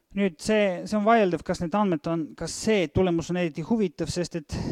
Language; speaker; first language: Estonian; non-native, fluent; Bulgarian